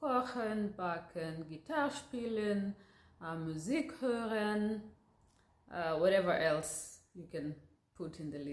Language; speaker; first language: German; non-native, learner; Gusii